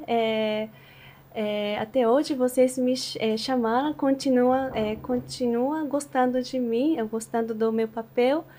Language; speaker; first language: Portuguese; non-native, learner; Japanese